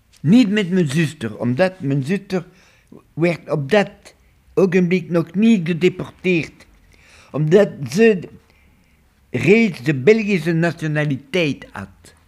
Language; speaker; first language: Dutch; non-native, local second language; French